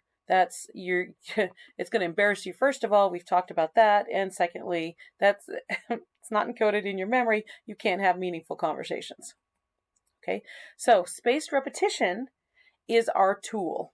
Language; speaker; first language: English; native; English